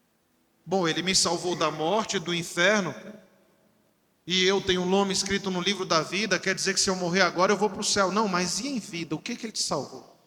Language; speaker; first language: Portuguese; native; Portuguese